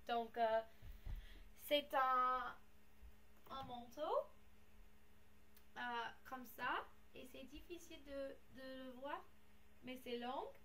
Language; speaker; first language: French; non-native, learner; English